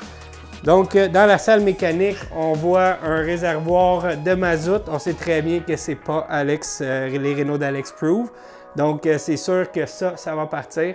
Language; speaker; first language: French; native; French